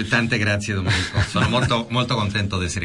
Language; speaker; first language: Italian; non-native, fluent; Spanish